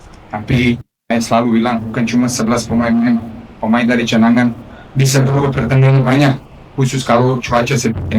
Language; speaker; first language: Indonesian; non-native, fluent; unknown